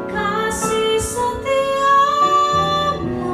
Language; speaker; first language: Indonesian; native; Indonesian